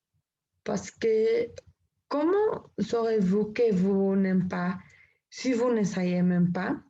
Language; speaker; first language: French; non-native, learner; Spanish